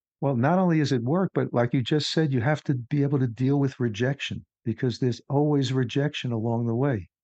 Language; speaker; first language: English; native; English